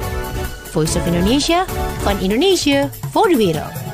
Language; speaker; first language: Dutch; non-native, learner; Indonesian